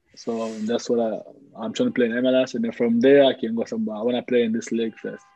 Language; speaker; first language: English; early bilingual, other home language; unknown